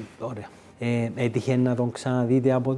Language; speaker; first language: Greek; native; Greek